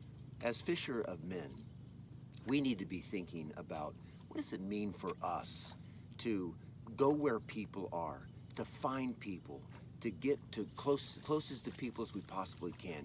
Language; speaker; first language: English; native; English